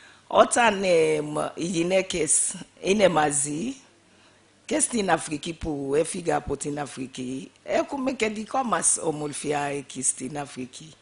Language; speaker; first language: Greek; non-native, fluent; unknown